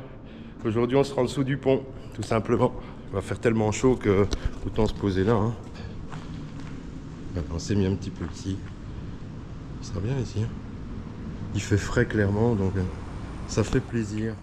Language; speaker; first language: French; native; French